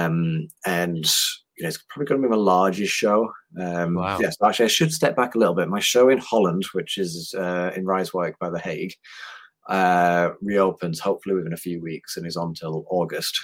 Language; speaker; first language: English; native; English